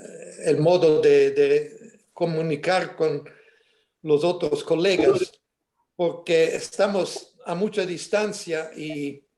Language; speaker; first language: Spanish; non-native, fluent; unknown